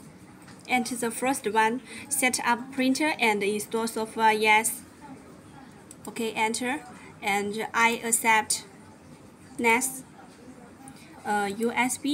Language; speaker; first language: English; non-native, learner; Chinese